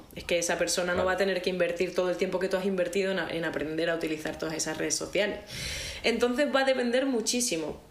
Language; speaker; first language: Spanish; native; Spanish